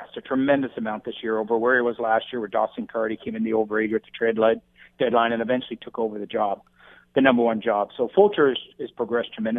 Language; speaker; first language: English; native; English